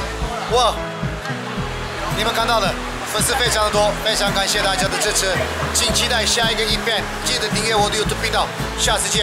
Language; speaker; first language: Chinese; non-native, fluent; Turkish